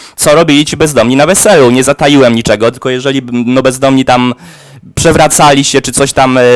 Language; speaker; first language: Polish; native; Polish